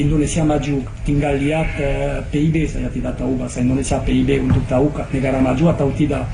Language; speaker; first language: Indonesian; non-native, fluent; French